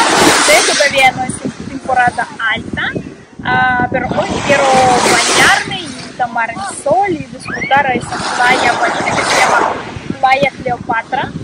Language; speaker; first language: Spanish; non-native, learner; Russian